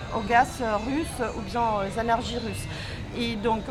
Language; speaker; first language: French; non-native, fluent; Czech